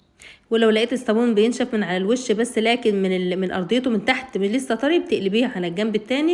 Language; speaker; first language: Arabic; native; Arabic